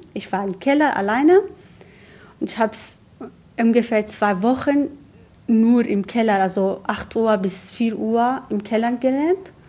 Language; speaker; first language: German; non-native, learner; Arabic